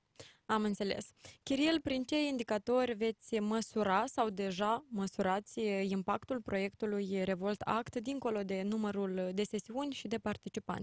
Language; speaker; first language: Romanian; native; Romanian